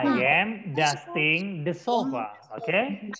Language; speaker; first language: English; non-native, learner; Indonesian